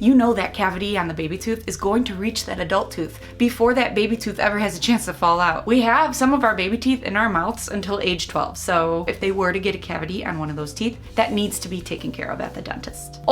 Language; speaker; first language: English; native; English